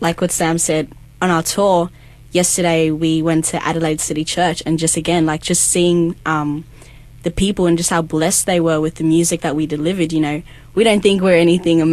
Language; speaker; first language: English; native; English